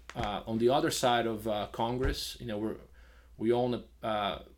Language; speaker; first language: English; non-native, fluent; Portuguese